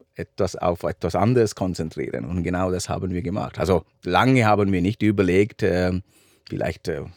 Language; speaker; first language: German; non-native, fluent; Sinhala